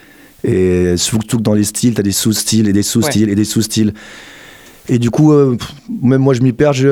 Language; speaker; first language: French; native; French